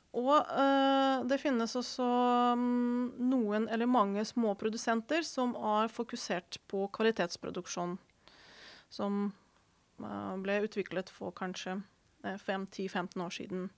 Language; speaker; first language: Norwegian; non-native, fluent; Ukrainian